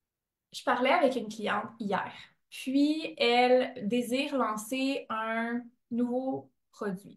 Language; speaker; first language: French; native; French